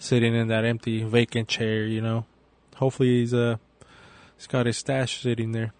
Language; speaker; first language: English; early bilingual, other home language; Spanish